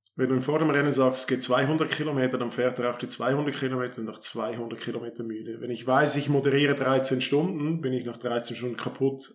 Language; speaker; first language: German; native; German